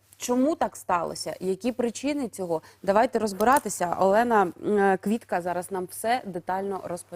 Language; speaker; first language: Ukrainian; native; Ukrainian